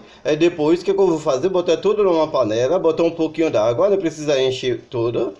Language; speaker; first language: Portuguese; non-native, learner; Haitian Creole